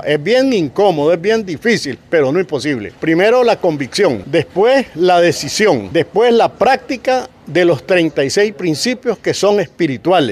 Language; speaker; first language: Spanish; native; Spanish